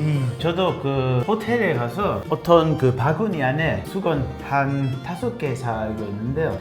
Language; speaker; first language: Korean; non-native, fluent; English